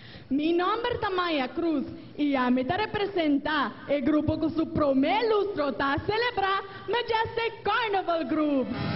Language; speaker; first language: Spanish; non-native, local second language; Papiamento